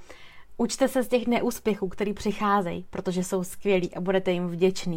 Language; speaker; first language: Czech; native; Czech